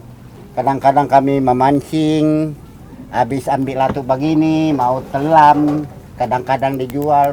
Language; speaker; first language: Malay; non-native, local second language; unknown